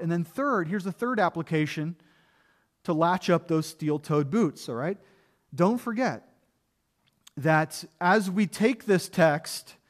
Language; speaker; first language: English; native; English